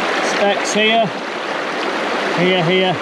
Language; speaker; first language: English; native; English